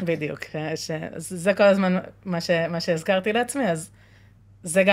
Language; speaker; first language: Hebrew; native; Hebrew